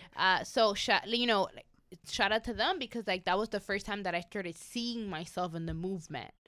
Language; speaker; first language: English; early bilingual, other home language; Spanish